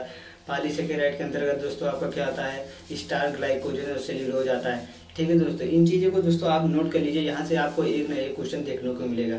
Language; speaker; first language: Hindi; native; Hindi